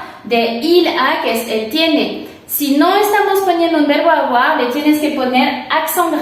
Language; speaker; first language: Spanish; non-native, fluent; French